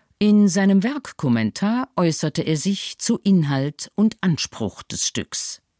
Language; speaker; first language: German; native; German